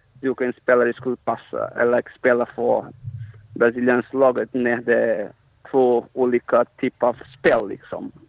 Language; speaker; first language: Swedish; non-native, fluent; Portuguese